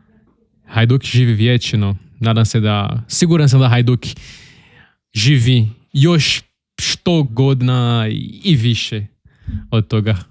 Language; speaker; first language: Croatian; non-native, learner; Portuguese